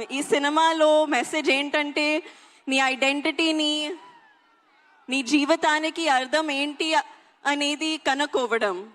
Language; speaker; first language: Telugu; non-native, learner; Hindi